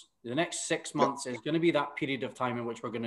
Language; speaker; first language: English; native; English